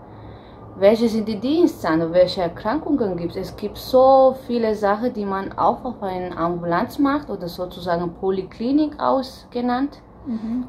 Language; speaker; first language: German; non-native, fluent; Romanian